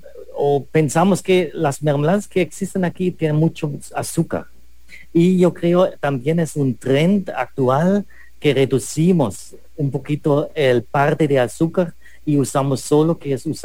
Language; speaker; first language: Spanish; non-native, fluent; German